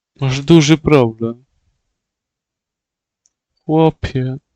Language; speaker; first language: Polish; native; Polish